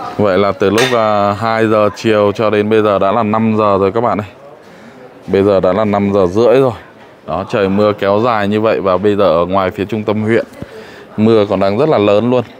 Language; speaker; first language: Vietnamese; non-native, local second language; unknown